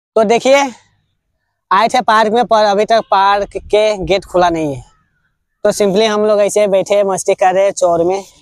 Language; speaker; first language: Hindi; native; Hindi